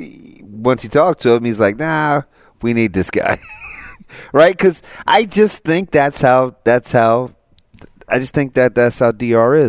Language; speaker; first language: English; native; English